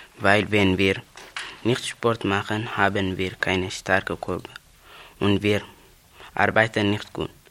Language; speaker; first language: German; non-native, learner; Tigrinya